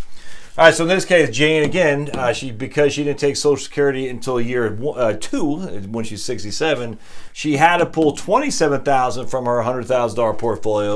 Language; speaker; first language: English; native; English